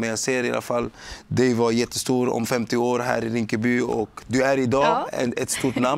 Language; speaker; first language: Swedish; native; Swedish